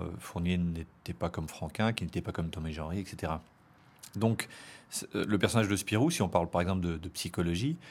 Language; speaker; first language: French; native; French